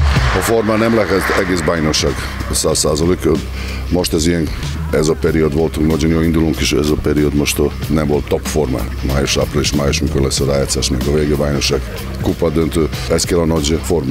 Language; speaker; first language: Hungarian; non-native, fluent; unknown